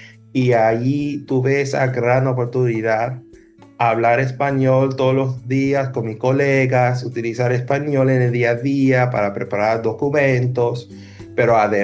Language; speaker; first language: Spanish; non-native, fluent; English